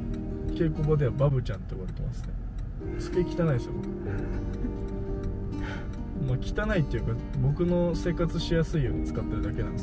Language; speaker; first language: Japanese; native; Japanese